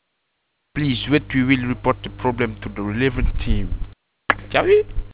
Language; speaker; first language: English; non-native, learner; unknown